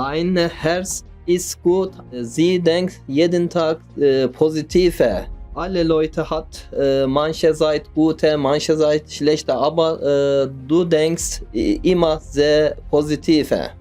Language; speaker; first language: German; non-native, learner; Turkish